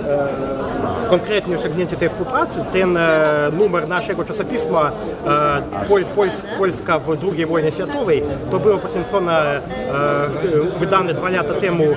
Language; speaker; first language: Polish; non-native, fluent; Belarusian